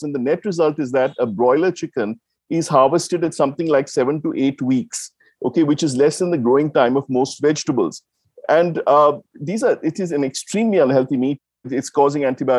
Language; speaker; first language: English; non-native, local second language; Tamil